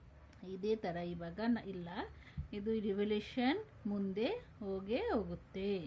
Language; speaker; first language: Kannada; non-native, fluent; Hindi